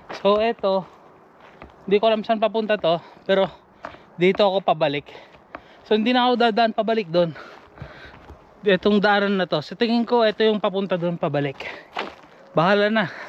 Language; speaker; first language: Filipino; non-native, local second language; Iloko